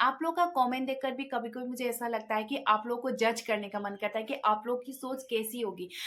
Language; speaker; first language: Hindi; non-native, local second language; Nepali